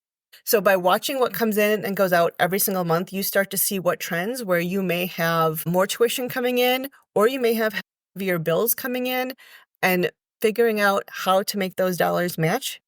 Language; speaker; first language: English; native; English